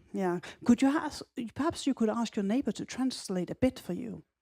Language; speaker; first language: English; non-native, fluent; Danish